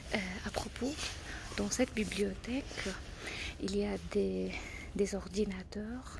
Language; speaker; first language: French; non-native, fluent; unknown